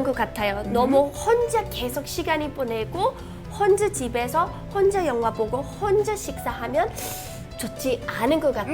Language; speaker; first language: Korean; non-native, fluent; English